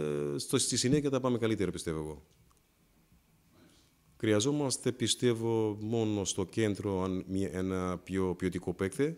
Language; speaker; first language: Greek; non-native, fluent; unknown